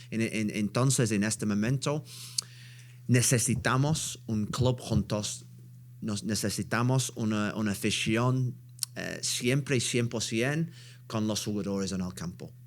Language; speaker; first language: Spanish; non-native, learner; English